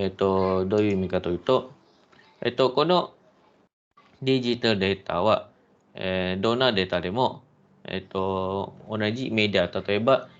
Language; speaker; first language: Japanese; non-native, fluent; Malay